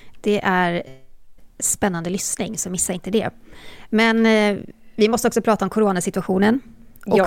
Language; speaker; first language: Swedish; native; Swedish